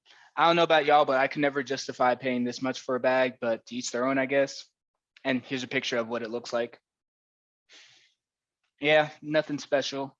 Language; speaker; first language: English; native; English